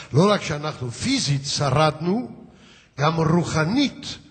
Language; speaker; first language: Hebrew; early bilingual, other home language; Yiddish